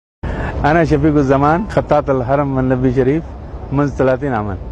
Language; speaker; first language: Arabic; non-native, fluent; Urdu